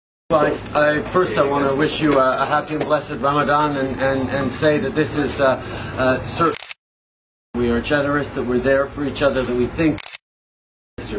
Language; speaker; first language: English; native; English